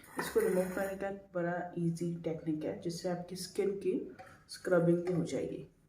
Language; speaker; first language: Hindi; non-native, local second language; Assamese